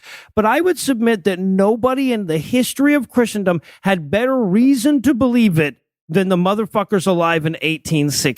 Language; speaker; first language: English; native; English